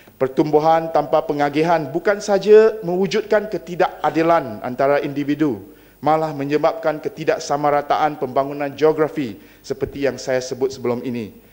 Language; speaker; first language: Malay; non-native, local second language; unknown